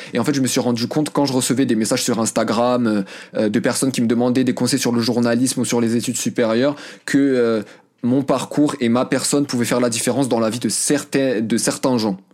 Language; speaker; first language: French; early bilingual, other home language; Arabic